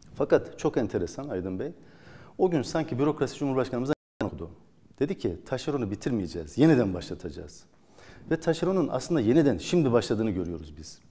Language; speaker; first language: Turkish; native; Turkish